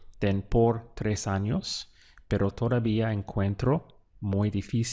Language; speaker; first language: Spanish; non-native, fluent; English